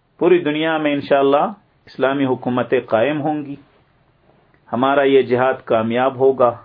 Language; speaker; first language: Urdu; native; Urdu